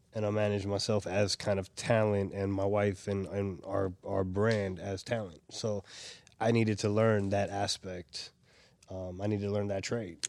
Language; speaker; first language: English; native; English